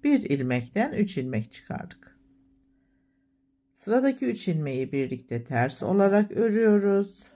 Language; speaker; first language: Turkish; native; Turkish